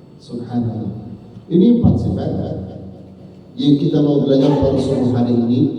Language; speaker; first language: Indonesian; non-native, learner; Arabic